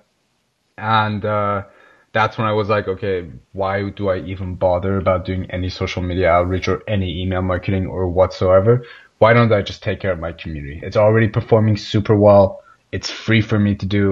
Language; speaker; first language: English; non-native, fluent; Persian